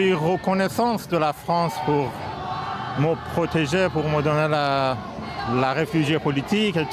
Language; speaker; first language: French; non-native, fluent; Persian